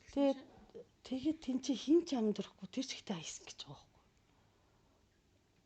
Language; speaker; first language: Mongolian; non-native, fluent; Japanese